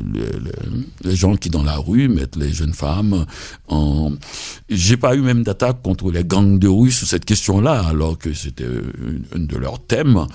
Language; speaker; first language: French; non-native, local second language; Haitian Creole